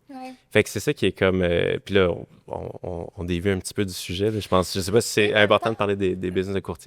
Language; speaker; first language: French; native; French